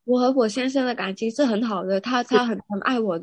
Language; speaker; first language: Chinese; non-native, local second language; Cantonese